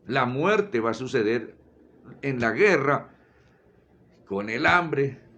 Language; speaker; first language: Spanish; native; Spanish